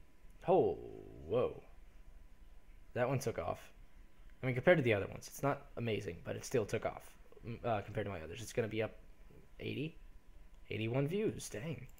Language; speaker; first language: English; native; English